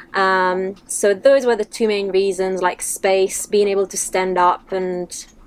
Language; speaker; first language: English; non-native, fluent; Italian